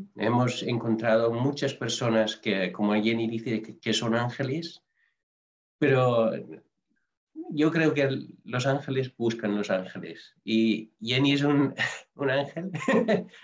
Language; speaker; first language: Spanish; non-native, fluent; Dutch